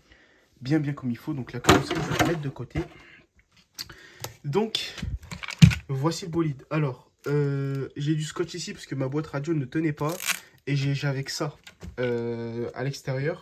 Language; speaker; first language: French; native; French